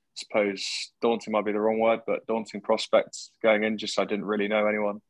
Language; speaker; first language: English; native; English